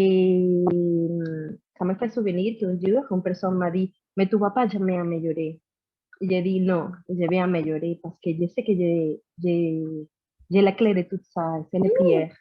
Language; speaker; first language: French; non-native, learner; Spanish